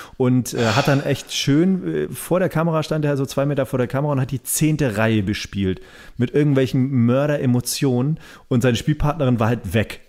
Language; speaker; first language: German; native; German